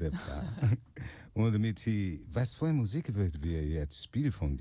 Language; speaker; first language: German; non-native, learner; Portuguese